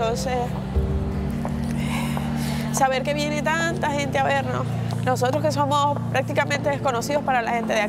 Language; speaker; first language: Spanish; native; Spanish